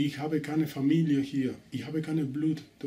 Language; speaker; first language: German; non-native, learner; Spanish